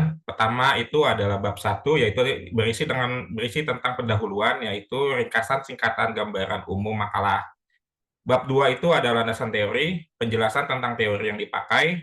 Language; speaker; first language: Indonesian; native; Indonesian